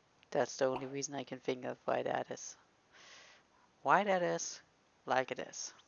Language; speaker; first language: English; non-native, fluent; German